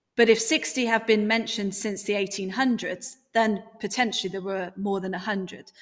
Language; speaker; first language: English; native; English